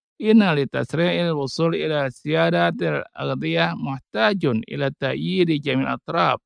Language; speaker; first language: Arabic; non-native, fluent; Indonesian